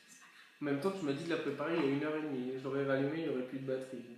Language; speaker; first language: French; native; French